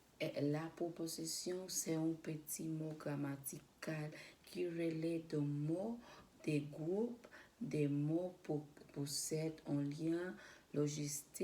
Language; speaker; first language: French; non-native, learner; Spanish